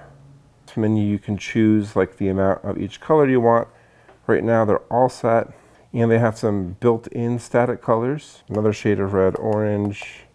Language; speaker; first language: English; native; English